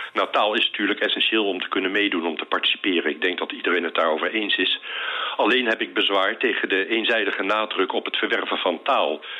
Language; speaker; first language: Dutch; native; Dutch